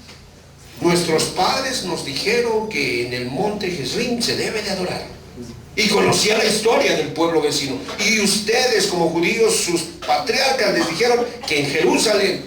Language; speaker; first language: Spanish; native; Spanish